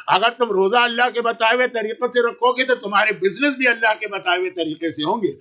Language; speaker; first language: Urdu; native; Urdu